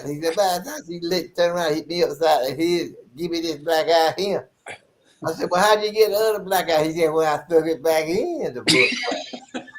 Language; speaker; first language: English; native; English